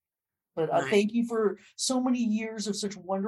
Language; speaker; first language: English; native; English